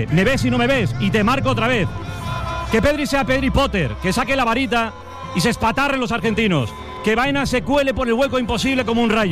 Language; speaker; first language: Spanish; native; Spanish